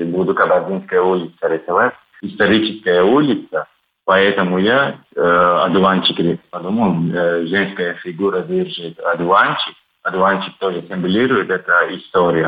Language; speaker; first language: Russian; non-native, learner; Turkish